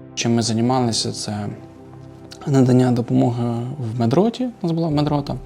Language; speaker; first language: Ukrainian; native; Ukrainian